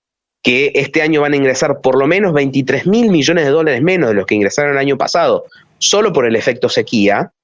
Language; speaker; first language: Spanish; native; Spanish